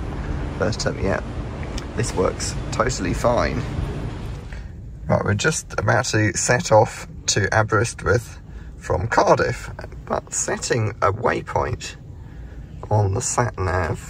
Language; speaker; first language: English; native; English